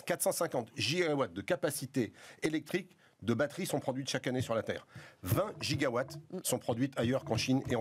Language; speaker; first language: French; native; French